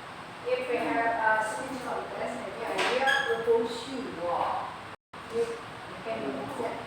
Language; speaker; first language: English; non-native, learner; Indonesian